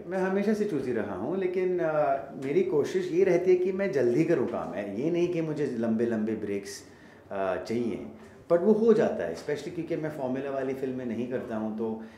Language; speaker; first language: Hindi; native; Hindi